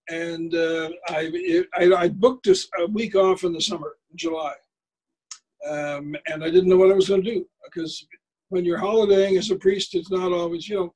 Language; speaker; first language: English; native; English